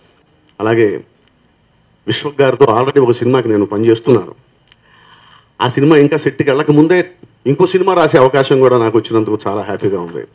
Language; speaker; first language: Telugu; native; Telugu